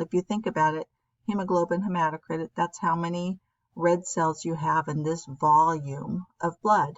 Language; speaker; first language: English; native; English